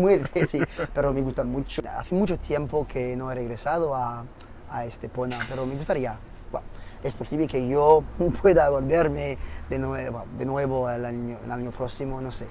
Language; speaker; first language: Spanish; non-native, fluent; French